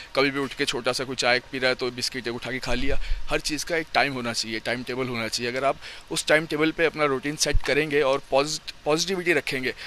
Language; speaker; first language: Hindi; native; Hindi